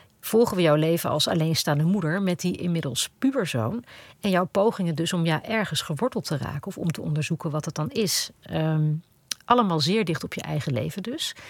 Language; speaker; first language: Dutch; native; Dutch